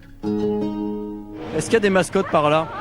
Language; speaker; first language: French; native; French